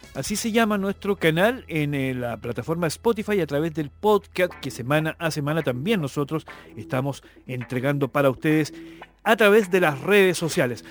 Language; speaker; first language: Spanish; native; Spanish